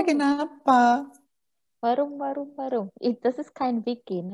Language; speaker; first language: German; non-native, fluent; Indonesian